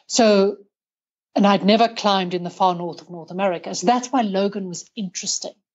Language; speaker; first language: English; native; English